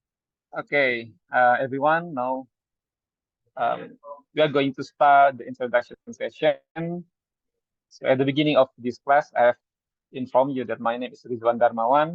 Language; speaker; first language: English; non-native, fluent; Indonesian